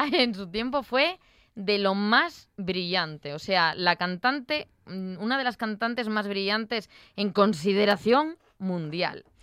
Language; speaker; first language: Spanish; native; Spanish